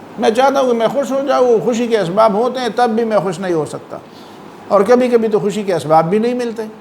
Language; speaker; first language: Urdu; non-native, local second language; Pashto